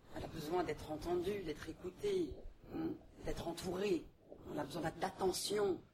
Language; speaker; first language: French; native; French